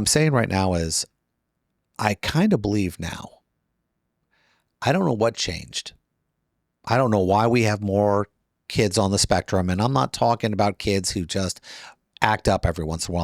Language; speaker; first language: English; native; English